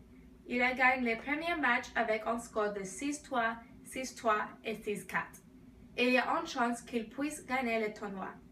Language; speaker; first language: French; non-native, learner; English